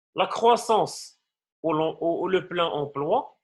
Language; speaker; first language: French; non-native, local second language; Arabic